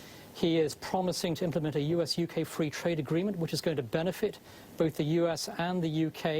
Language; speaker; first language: English; native; English